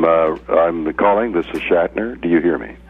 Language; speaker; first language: English; native; English